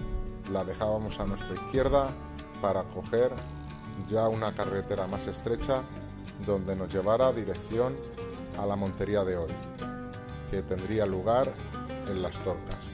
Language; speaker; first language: Spanish; native; Spanish